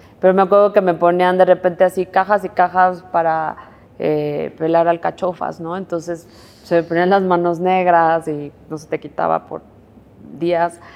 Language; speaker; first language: Spanish; native; Spanish